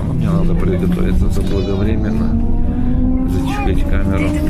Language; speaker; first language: Russian; native; Russian